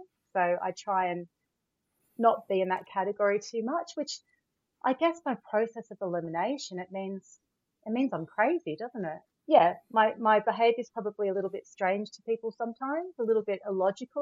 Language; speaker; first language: English; native; English